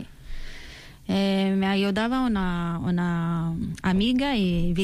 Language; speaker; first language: Spanish; non-native, learner; Arabic